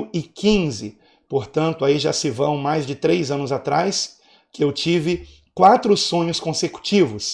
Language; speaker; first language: Portuguese; native; Portuguese